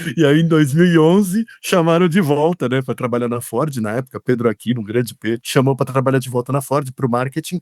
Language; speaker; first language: Portuguese; native; Portuguese